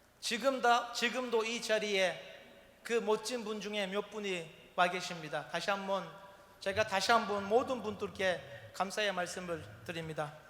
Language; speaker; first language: Korean; non-native, fluent; Turkish